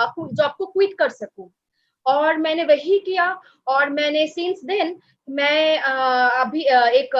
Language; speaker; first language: Hindi; non-native, local second language; Bangla